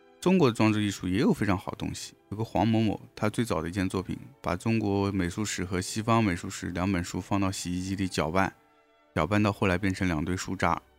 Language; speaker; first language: Chinese; native; Chinese